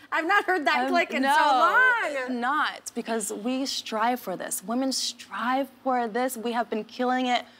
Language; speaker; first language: English; native; English